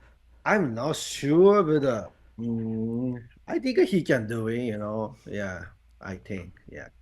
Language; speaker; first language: English; non-native, learner; Japanese